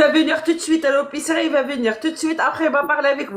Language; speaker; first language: French; non-native, learner; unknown